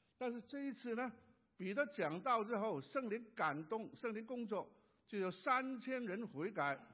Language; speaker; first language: Chinese; non-native, local second language; Cantonese